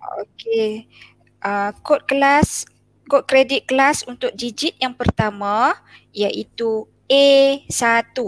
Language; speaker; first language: Malay; native; Malay